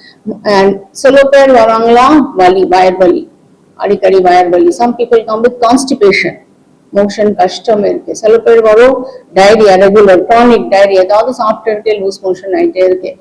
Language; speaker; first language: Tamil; non-native, local second language; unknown